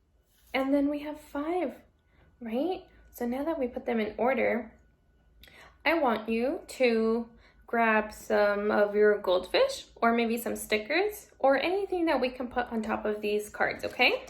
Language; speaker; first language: English; native; English